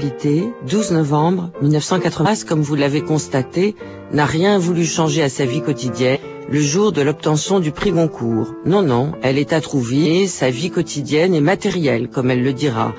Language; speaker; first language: French; native; French